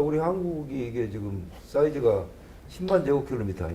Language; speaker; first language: Korean; native; Korean